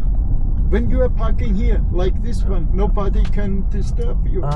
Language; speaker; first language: English; non-native, learner; German